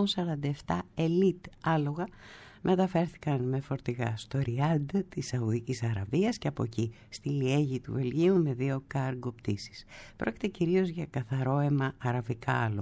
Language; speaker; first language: Greek; native; Greek